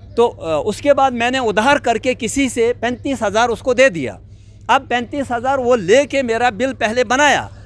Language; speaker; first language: Hindi; native; Hindi